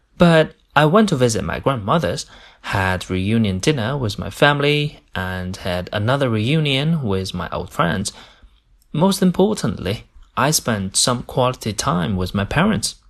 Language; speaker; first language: English; non-native, fluent; Chinese